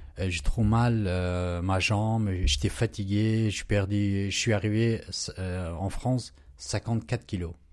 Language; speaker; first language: French; non-native, learner; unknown